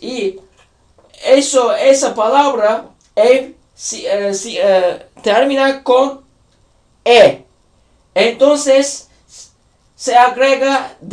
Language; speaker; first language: Spanish; non-native, learner; Turkish